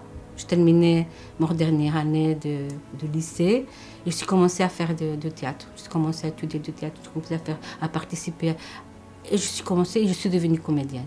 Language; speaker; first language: French; non-native, fluent; Spanish